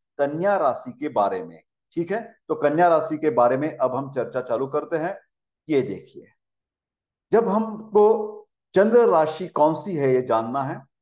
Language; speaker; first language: Hindi; non-native, local second language; Marathi